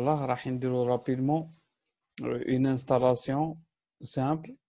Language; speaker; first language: French; non-native, local second language; Arabic